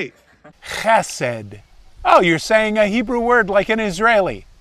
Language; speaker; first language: English; native; English